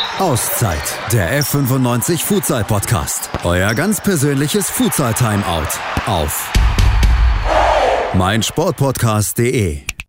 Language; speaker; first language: German; native; German